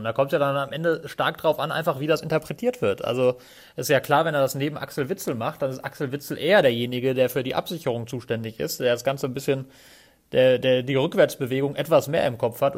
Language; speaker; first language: German; native; German